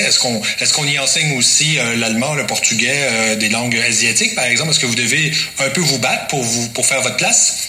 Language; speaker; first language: French; native; French